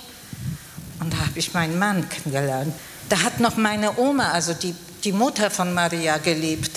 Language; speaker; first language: German; non-native, fluent; Polish